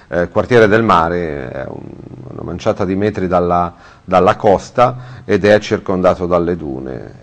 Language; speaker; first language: Italian; native; Italian